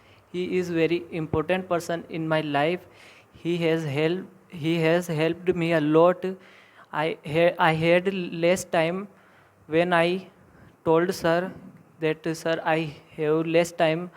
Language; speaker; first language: English; non-native, learner; Hindi